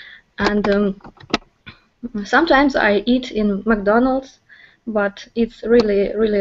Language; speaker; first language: English; non-native, learner; Russian